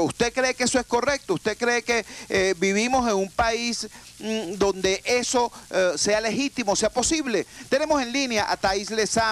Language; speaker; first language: Spanish; native; Spanish